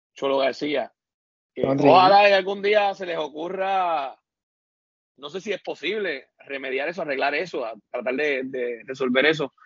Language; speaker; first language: Spanish; native; Spanish